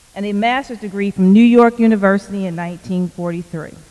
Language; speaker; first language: English; native; English